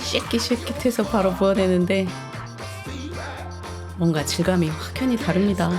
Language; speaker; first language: Korean; native; Korean